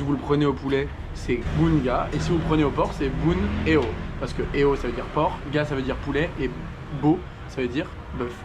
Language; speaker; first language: French; native; French